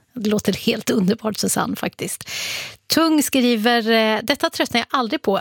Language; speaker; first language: Swedish; native; Swedish